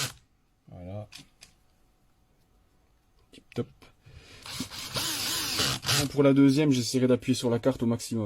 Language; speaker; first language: French; native; French